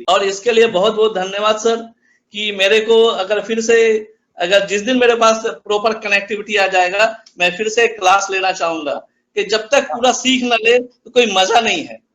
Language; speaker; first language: Hindi; native; Hindi